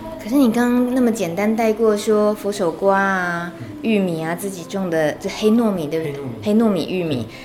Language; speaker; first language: Chinese; native; Chinese